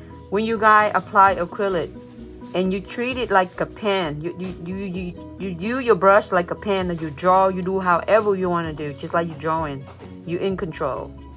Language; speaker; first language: English; non-native, fluent; Vietnamese